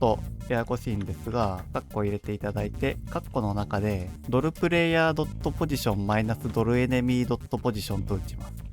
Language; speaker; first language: Japanese; native; Japanese